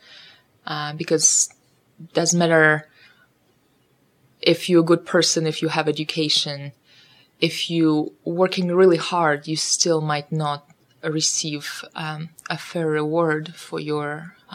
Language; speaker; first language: English; non-native, fluent; Russian